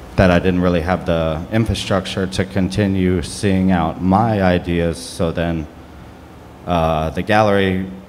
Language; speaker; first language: English; native; English